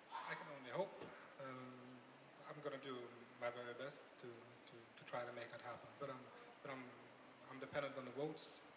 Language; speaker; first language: English; non-native, fluent; Norwegian